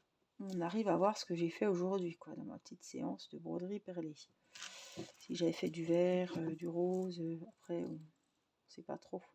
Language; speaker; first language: French; native; French